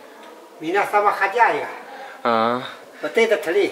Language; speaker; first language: Russian; non-native, learner; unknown